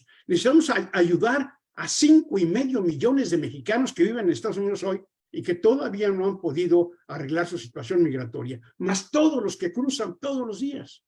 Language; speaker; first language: Spanish; native; Spanish